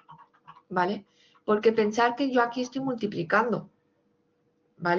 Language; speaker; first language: Spanish; native; Spanish